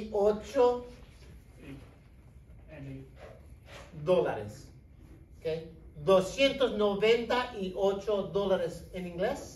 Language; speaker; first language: Spanish; non-native, fluent; English